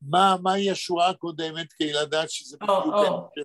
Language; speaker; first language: Hebrew; non-native, fluent; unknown